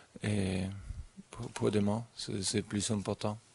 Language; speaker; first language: French; non-native, learner; German